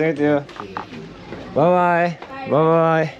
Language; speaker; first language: English; non-native, learner; Turkish